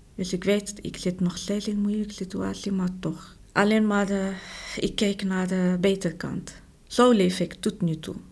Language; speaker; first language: Dutch; non-native, learner; Arabic